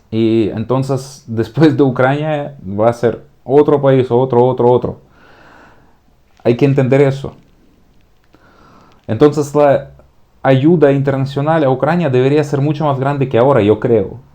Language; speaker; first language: Spanish; non-native, fluent; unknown